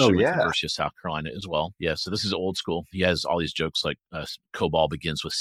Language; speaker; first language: English; native; English